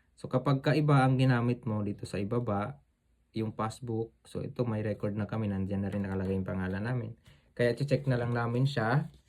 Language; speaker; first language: Filipino; native; Filipino